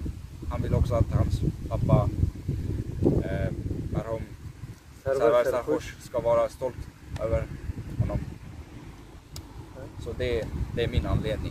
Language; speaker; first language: Swedish; early bilingual, other home language; Persian